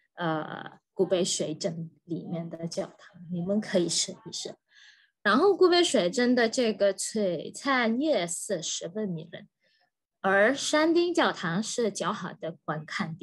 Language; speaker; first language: Chinese; non-native, fluent; Indonesian